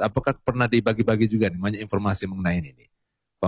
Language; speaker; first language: Indonesian; native; Indonesian